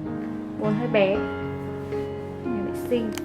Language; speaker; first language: Vietnamese; native; Vietnamese